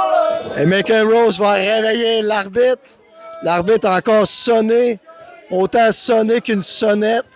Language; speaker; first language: French; native; French